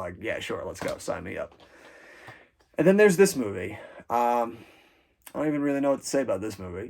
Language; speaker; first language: English; native; English